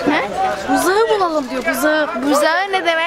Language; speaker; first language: Turkish; non-native, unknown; Indonesian